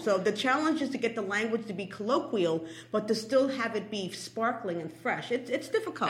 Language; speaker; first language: English; native; English